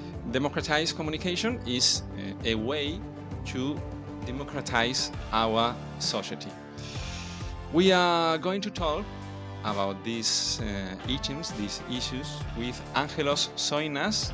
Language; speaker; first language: English; non-native, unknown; Spanish